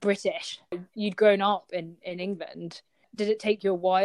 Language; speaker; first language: English; native; English